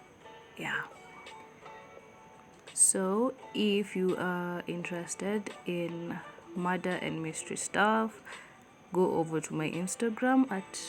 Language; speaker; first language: English; non-native, local second language; Swahili